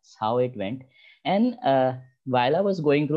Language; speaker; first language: English; non-native, local second language; Hindi